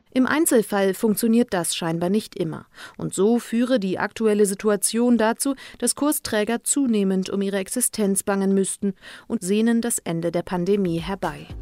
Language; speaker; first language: German; native; German